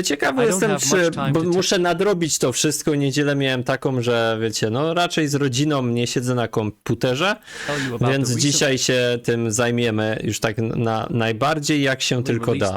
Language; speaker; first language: Polish; native; Polish